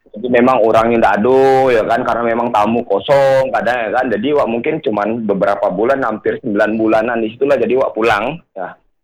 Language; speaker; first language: Indonesian; non-native, local second language; Minangkabau